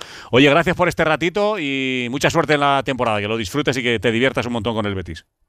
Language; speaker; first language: Spanish; native; Spanish